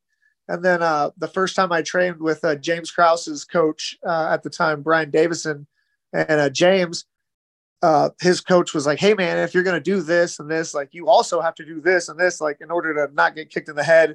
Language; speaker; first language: English; native; English